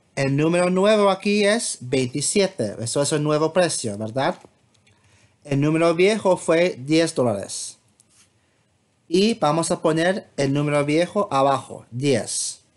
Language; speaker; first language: Spanish; non-native, fluent; English